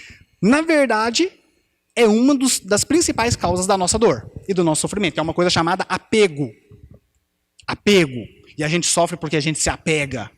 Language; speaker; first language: Portuguese; native; Portuguese